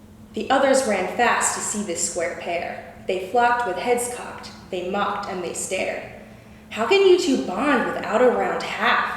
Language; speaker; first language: English; native; English